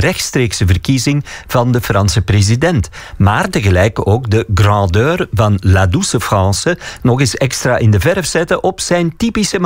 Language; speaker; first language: Dutch; native; Dutch